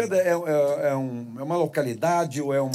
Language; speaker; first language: Portuguese; native; Portuguese